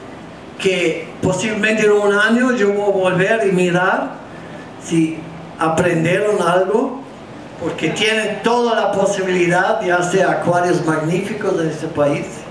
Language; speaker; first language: Spanish; non-native, fluent; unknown